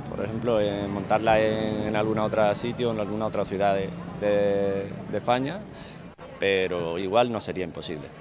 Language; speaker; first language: Spanish; non-native, fluent; English